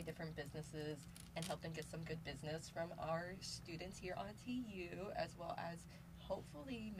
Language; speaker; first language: English; native; English